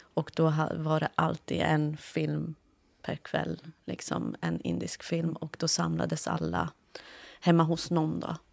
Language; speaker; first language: Swedish; early bilingual, other home language; Kurdish